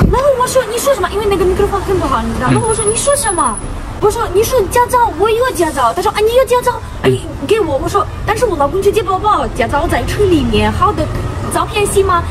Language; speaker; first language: Chinese; non-native, learner; Ukrainian